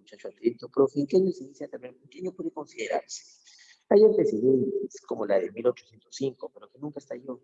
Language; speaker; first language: Spanish; native; Spanish